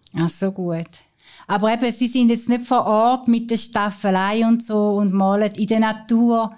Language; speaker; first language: German; native; German